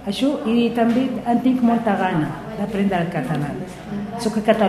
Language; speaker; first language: Catalan; non-native, learner; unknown